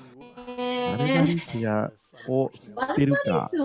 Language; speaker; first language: Japanese; native; Japanese